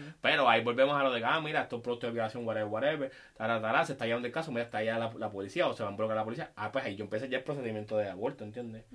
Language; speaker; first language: Spanish; early bilingual, heritage; Spanish